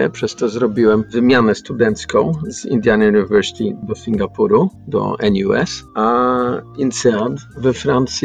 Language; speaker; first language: Polish; early bilingual, heritage; Polish